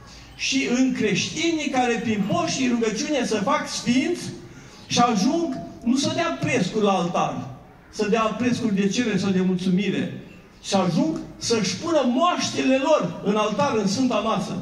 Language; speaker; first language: Romanian; native; Romanian